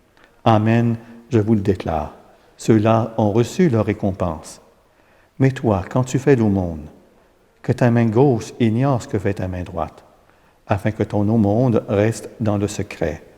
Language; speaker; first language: French; native; French